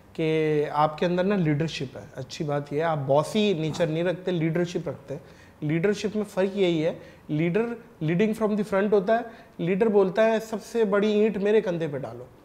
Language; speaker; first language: Urdu; native; Urdu